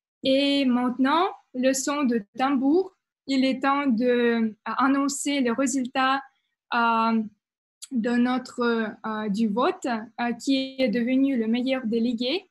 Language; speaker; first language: French; non-native, fluent; Russian